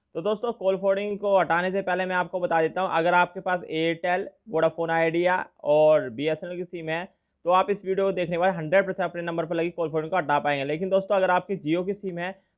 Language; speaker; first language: Hindi; native; Hindi